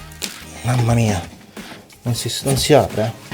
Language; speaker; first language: Italian; native; Italian